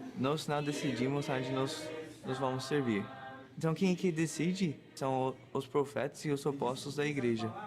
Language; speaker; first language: Portuguese; non-native, fluent; English